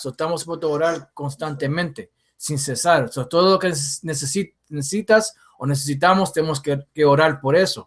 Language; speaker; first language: Spanish; early bilingual, heritage; English